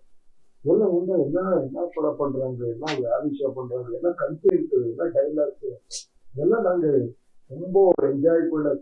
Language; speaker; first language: Tamil; non-native, learner; Kannada